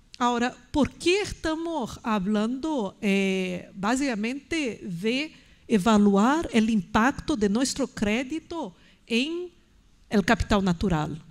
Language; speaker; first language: Portuguese; native; Portuguese